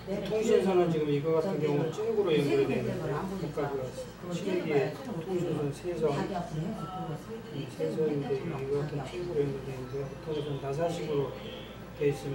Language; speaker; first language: Korean; native; Korean